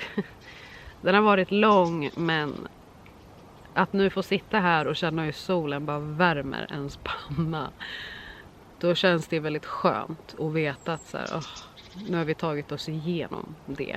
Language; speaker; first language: Swedish; native; Swedish